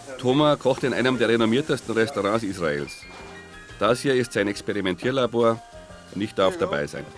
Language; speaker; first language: German; native; German